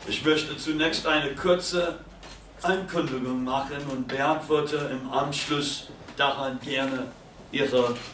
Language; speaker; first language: German; non-native, learner; English